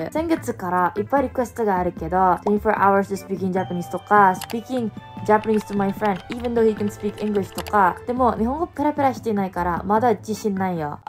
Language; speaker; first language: Japanese; non-native, learner; Indonesian